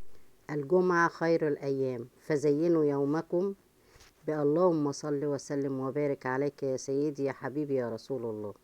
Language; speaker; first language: Arabic; native; Arabic